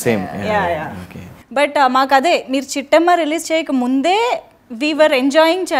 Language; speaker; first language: Telugu; native; Telugu